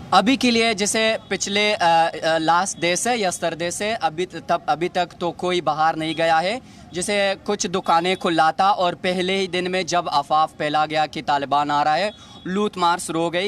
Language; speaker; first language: Hindi; non-native, fluent; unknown